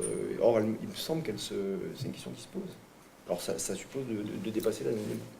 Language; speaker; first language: French; native; French